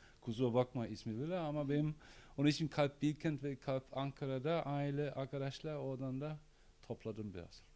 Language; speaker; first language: Turkish; non-native, learner; German